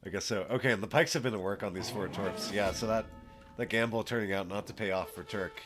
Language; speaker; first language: English; native; English